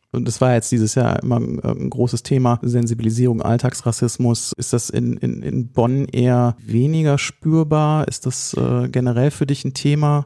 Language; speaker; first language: German; native; German